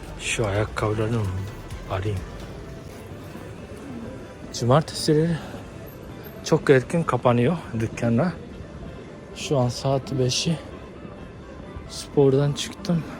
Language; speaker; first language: Turkish; non-native, fluent; Japanese